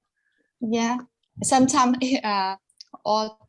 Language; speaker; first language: English; non-native, learner; Vietnamese